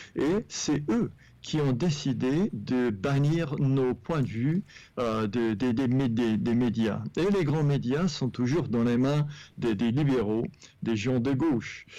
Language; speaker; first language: French; non-native, fluent; English